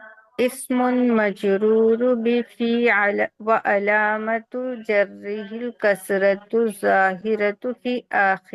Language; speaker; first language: Arabic; non-native, learner; Urdu